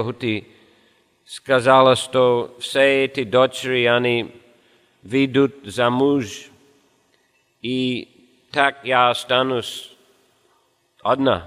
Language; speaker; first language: Russian; non-native, fluent; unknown